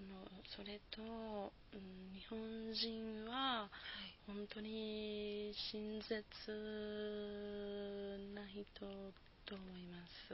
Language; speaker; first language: Japanese; non-native, learner; Spanish